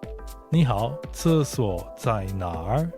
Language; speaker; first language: Chinese; non-native, learner; Slovenian